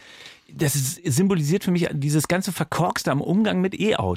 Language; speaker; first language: German; native; German